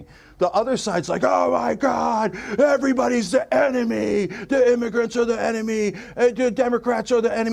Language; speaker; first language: English; native; English